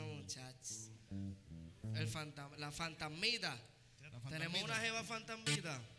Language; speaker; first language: Spanish; native; Spanish